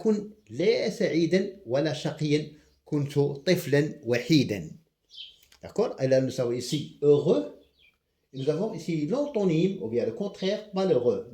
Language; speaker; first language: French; non-native, local second language; Arabic